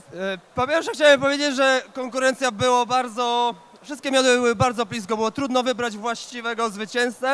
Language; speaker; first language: Polish; native; Polish